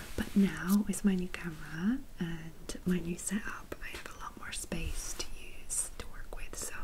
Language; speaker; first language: English; native; English